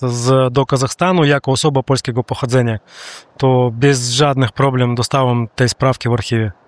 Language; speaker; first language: Polish; non-native, learner; Russian